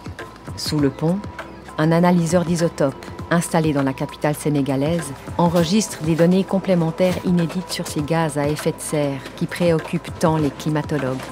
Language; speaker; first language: French; native; French